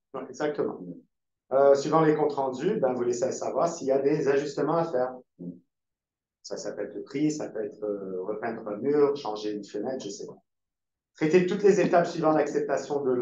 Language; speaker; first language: French; native; French